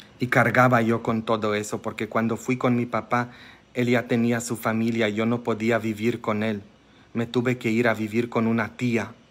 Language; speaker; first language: Spanish; non-native, fluent; Polish